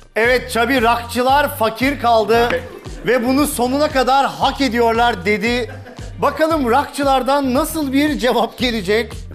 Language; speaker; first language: Turkish; native; Turkish